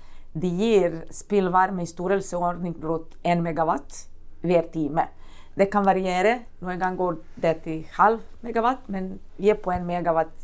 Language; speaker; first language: Norwegian; non-native, fluent; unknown